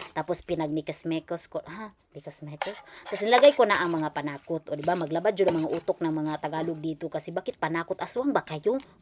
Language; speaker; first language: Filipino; non-native, local second language; Cebuano